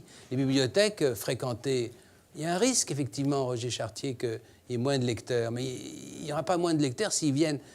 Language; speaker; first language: French; native; French